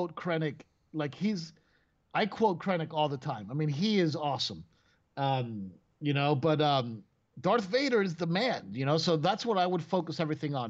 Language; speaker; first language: English; non-native, fluent; Spanish